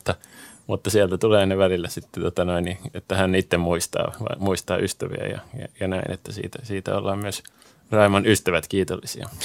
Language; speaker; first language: Finnish; native; Finnish